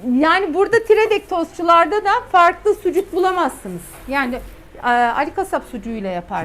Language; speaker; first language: Turkish; native; Turkish